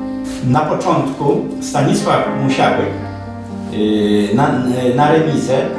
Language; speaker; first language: Polish; native; Polish